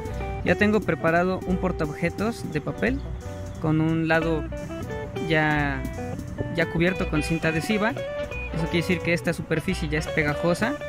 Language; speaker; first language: Spanish; native; Spanish